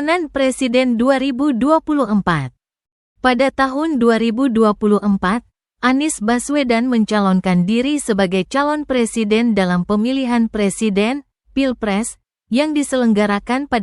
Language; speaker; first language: Indonesian; native; Indonesian